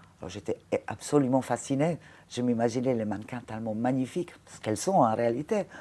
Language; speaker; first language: French; non-native, fluent; Italian